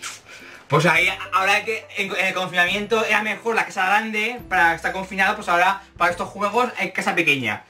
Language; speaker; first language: Spanish; native; Spanish